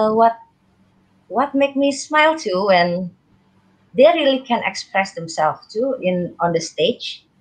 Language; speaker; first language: English; non-native, learner; Indonesian